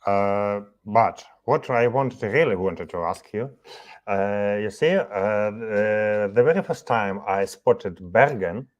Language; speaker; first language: English; non-native, fluent; Ukrainian